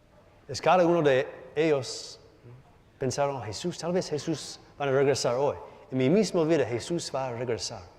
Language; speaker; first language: Spanish; non-native, learner; English